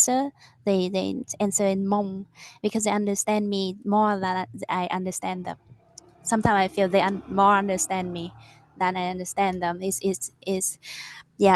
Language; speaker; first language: English; non-native, learner; Vietnamese